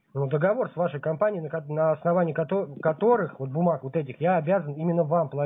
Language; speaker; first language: Russian; native; Russian